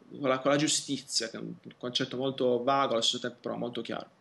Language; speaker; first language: Italian; native; Italian